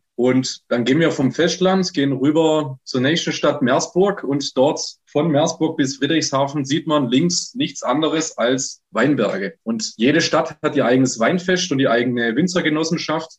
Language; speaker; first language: German; native; German